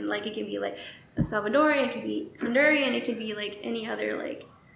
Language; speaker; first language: English; native; English